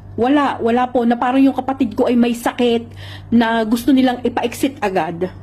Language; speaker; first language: Filipino; native; Filipino